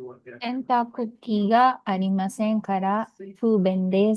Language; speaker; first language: Japanese; non-native, learner; Filipino